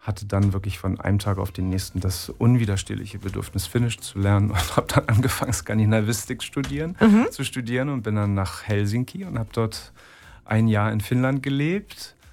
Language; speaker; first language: German; native; German